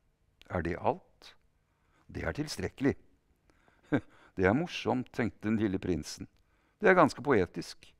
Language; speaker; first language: Norwegian; native; Norwegian